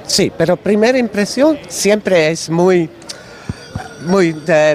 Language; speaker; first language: Spanish; non-native, learner; Dutch